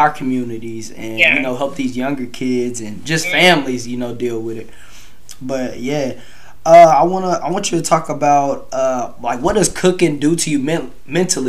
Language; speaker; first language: English; native; English